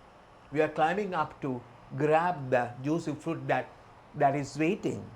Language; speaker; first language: English; non-native, local second language; Sinhala